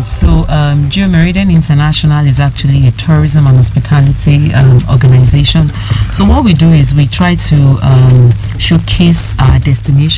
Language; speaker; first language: English; non-native, local second language; Yoruba